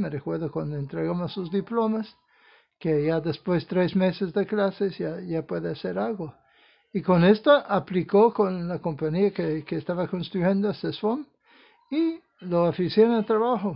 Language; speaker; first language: Spanish; non-native, fluent; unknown